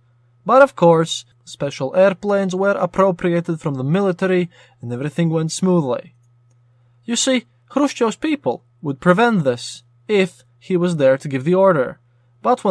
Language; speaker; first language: English; non-native, fluent; Latvian